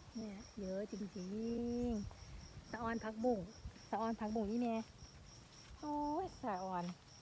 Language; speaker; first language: Thai; non-native, local second language; Northeastern Thai